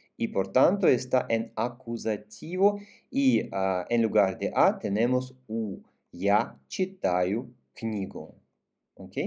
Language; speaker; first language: Spanish; non-native, fluent; Russian